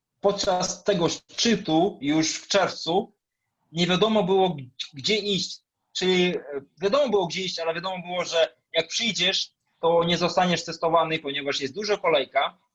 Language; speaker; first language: Polish; non-native, fluent; Russian